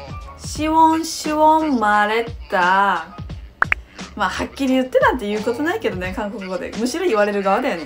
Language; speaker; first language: Japanese; native; Japanese